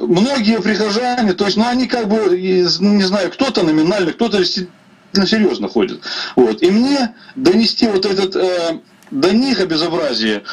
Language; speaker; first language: Russian; native; Russian